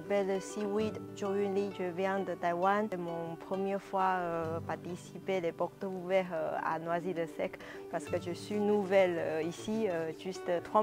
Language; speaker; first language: French; non-native, learner; Chinese